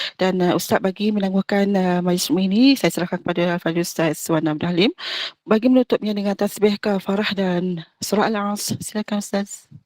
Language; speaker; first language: Malay; native; Malay